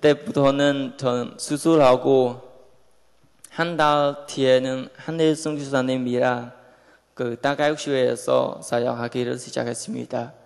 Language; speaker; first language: Korean; non-native, learner; Khmer